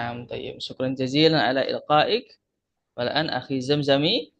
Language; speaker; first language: Arabic; non-native, fluent; Indonesian